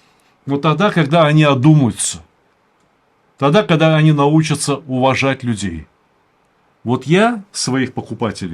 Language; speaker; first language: Russian; native; Russian